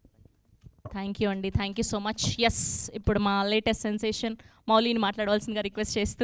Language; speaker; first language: Telugu; native; Telugu